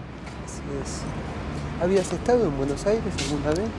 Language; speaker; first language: Spanish; native; Spanish